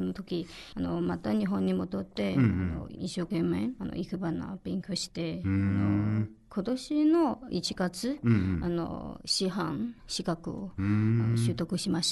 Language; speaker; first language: Japanese; non-native, learner; Chinese